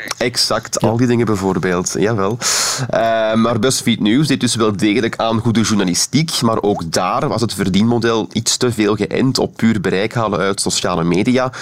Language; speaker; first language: Dutch; native; Dutch